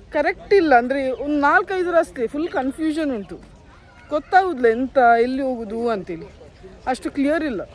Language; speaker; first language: Kannada; native; Kannada